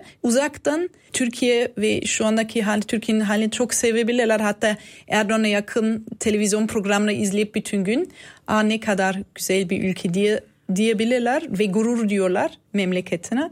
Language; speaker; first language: Turkish; non-native, fluent; German